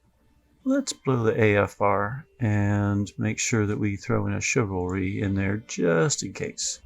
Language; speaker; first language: English; native; English